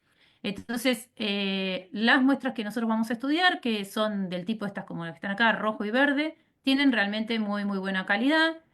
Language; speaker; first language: Spanish; native; Spanish